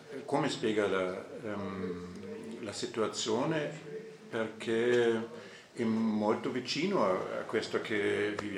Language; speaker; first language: Italian; non-native, fluent; German